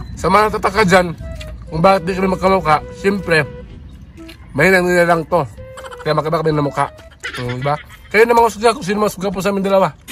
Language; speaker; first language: Filipino; non-native, local second language; Cebuano